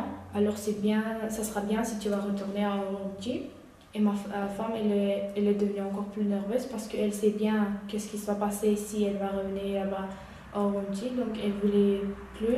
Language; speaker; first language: French; non-native, learner; Uyghur